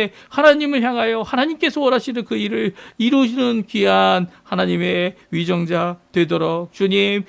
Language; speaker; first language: Korean; native; Korean